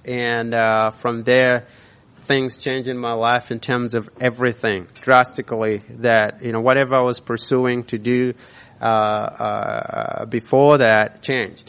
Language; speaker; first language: English; non-native, local second language; Nyanja